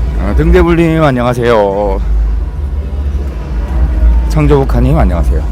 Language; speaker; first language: Korean; native; Korean